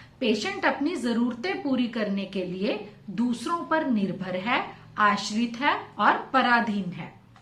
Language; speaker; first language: Hindi; non-native, local second language; Punjabi